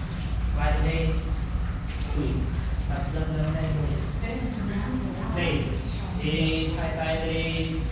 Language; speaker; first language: Vietnamese; non-native, fluent; Hindi